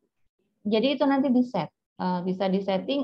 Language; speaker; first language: Indonesian; native; Indonesian